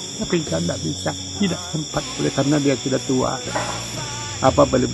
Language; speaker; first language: Indonesian; non-native, local second language; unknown